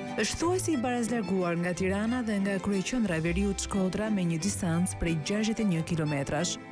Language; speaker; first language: Albanian; native; Albanian